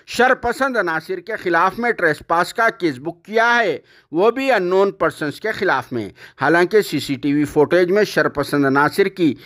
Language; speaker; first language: Hindi; non-native, local second language; Urdu